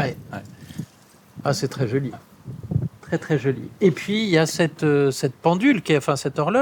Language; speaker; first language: French; native; French